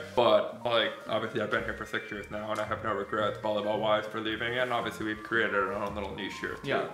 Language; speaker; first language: English; native; English